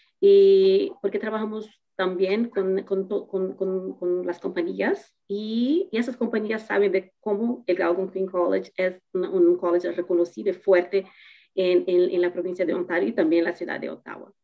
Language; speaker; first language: Spanish; non-native, fluent; Portuguese